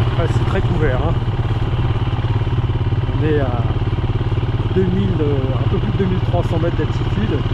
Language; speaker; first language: French; native; French